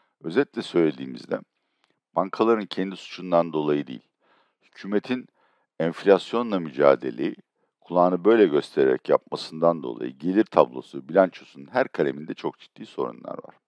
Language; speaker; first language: Turkish; native; Turkish